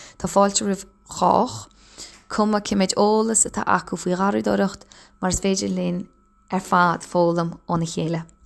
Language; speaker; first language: Irish; native; Irish